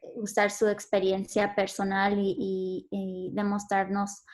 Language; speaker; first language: Spanish; early bilingual, heritage; Spanish